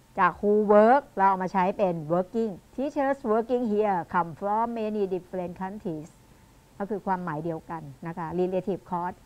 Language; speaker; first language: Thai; native; Thai